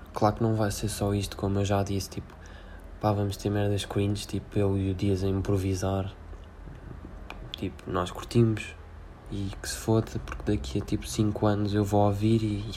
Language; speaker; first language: Portuguese; native; Portuguese